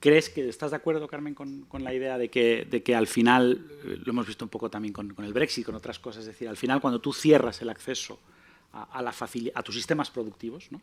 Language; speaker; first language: Spanish; native; Spanish